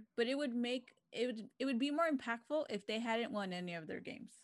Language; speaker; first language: English; early bilingual, other home language; Spanish